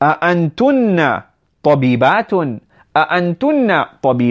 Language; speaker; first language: Arabic; non-native, fluent; English